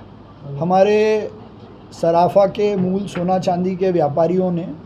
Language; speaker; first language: Hindi; native; Hindi